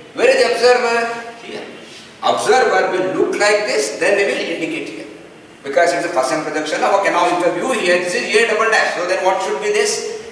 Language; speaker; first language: English; non-native, local second language; Kannada